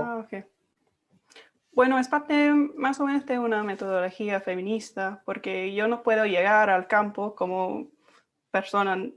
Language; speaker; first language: Spanish; non-native, fluent; English